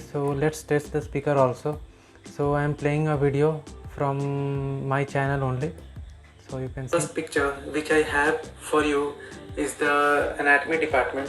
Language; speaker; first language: English; non-native, local second language; Hindi